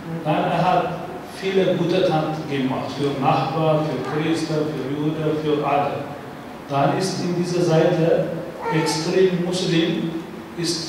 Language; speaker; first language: German; non-native, learner; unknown